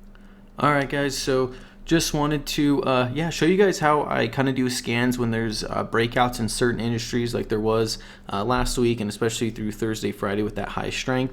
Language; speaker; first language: English; native; English